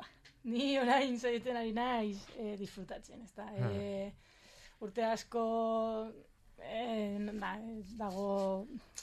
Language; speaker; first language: Basque; non-native, local second language; Spanish